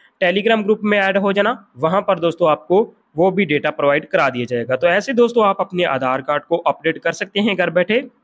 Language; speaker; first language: Hindi; non-native, local second language; Punjabi